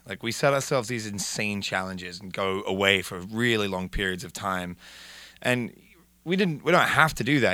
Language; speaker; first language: English; native; English